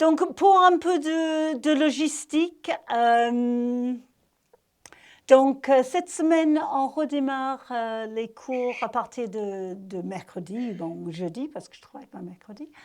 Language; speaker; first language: French; native; French